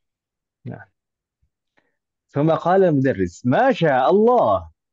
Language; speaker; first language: Arabic; non-native, fluent; Indonesian